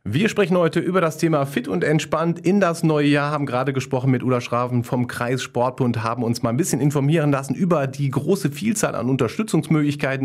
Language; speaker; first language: German; native; German